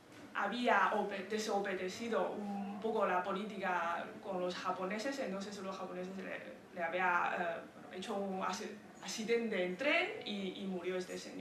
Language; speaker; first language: Spanish; non-native, fluent; Chinese